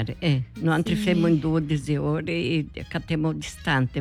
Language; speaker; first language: Italian; early bilingual, heritage; Portuguese